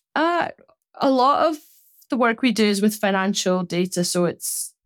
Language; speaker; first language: English; native; English